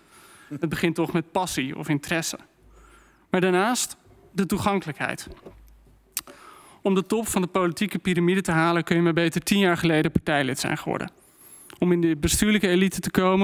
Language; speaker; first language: Dutch; native; Dutch